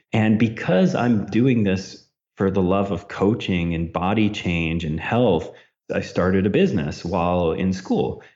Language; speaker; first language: English; early bilingual, other home language; Italian